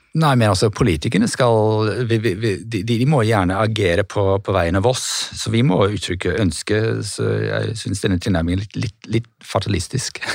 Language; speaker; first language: Norwegian; non-native, fluent; English